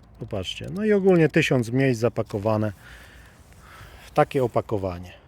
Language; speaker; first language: Polish; native; Polish